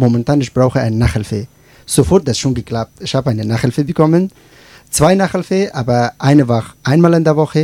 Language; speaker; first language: German; non-native, learner; Persian